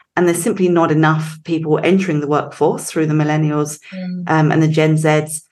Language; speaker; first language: English; native; English